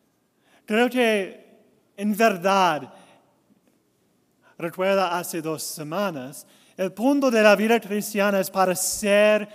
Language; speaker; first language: Spanish; non-native, learner; English